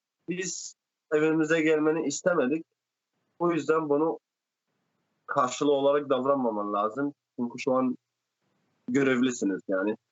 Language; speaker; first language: Turkish; non-native, fluent; Arabic